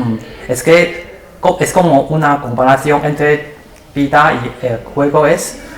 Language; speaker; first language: Spanish; non-native, learner; Chinese